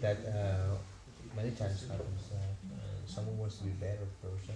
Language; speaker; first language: English; non-native, learner; Spanish